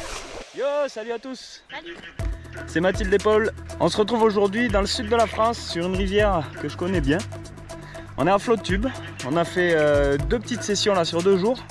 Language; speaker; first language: French; native; French